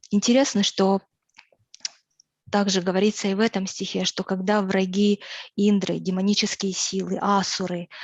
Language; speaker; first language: Russian; native; Russian